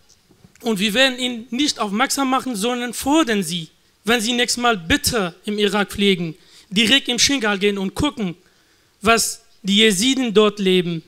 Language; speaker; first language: German; non-native, learner; Kurdish